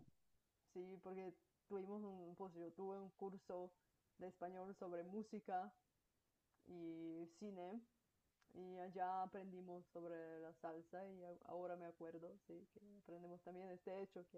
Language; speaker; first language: Spanish; non-native, fluent; Bulgarian